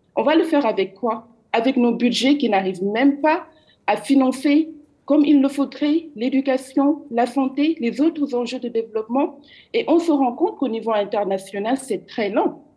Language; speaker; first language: French; non-native, local second language; Wolof